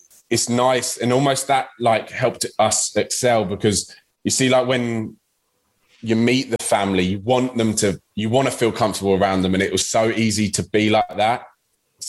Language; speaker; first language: English; native; English